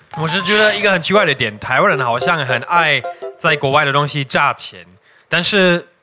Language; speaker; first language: Chinese; non-native, fluent; German